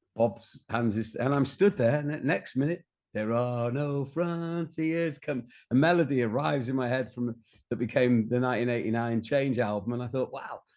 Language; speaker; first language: English; native; English